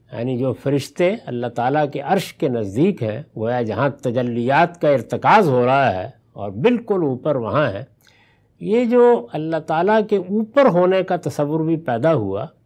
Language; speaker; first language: Urdu; non-native, local second language; Punjabi